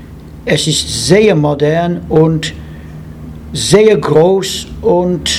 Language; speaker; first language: German; non-native, learner; English